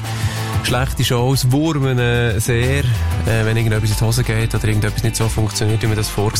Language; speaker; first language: German; native; German